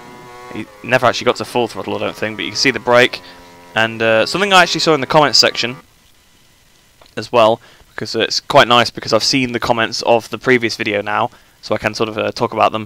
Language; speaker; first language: English; native; English